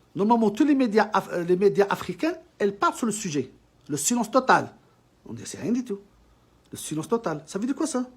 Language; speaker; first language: French; non-native, local second language; Arabic